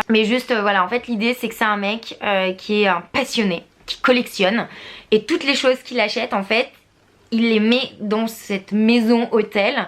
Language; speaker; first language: French; native; French